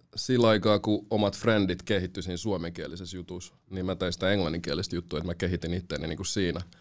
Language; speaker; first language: Finnish; early bilingual, other home language; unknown